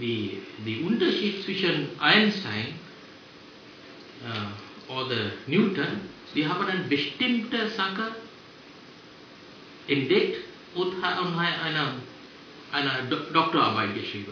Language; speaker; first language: German; non-native, fluent; Sinhala